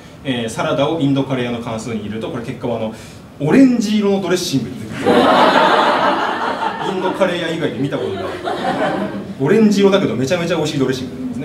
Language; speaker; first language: Japanese; native; Japanese